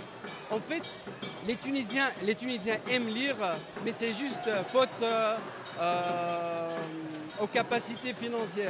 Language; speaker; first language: French; non-native, local second language; Arabic